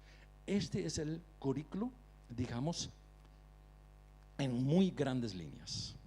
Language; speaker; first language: Spanish; non-native, fluent; Dutch